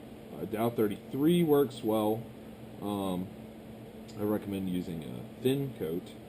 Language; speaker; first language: English; native; English